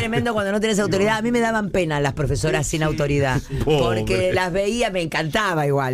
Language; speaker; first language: Spanish; native; Spanish